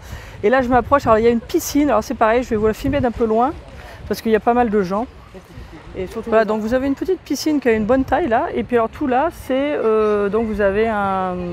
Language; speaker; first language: French; native; French